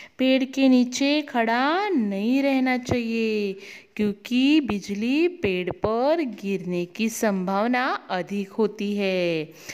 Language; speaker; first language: Hindi; non-native, local second language; Marathi